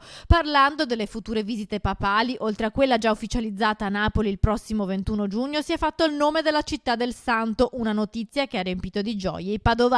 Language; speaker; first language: Italian; native; Italian